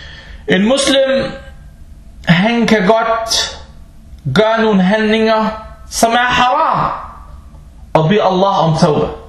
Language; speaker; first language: Danish; non-native, fluent; Arabic